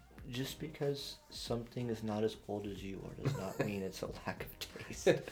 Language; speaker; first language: English; early bilingual, other home language; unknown